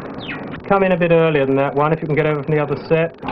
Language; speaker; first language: English; native; English